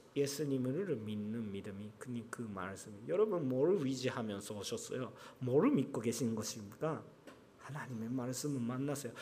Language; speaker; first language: Korean; non-native, fluent; Japanese